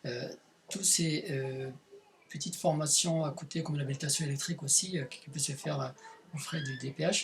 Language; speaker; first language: French; native; French